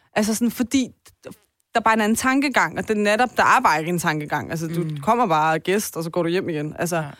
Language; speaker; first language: Danish; early bilingual, other home language; Persian